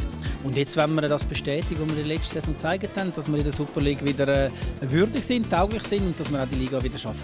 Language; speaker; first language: German; native; German